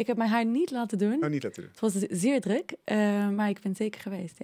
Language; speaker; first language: Dutch; non-native, fluent; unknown